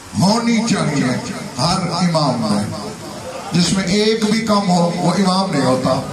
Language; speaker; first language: Urdu; non-native, local second language; Saraiki